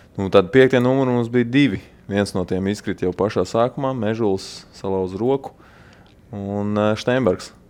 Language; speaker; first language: Latvian; native; Latvian